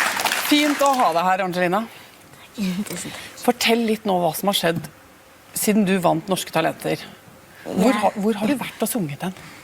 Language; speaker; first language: Norwegian; native; Norwegian